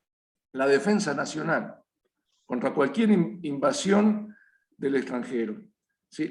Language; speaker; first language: Spanish; native; Spanish